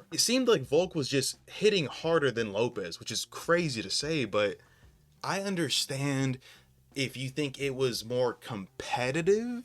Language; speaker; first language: English; native; English